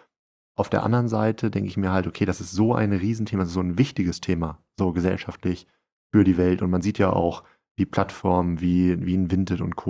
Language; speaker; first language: German; native; German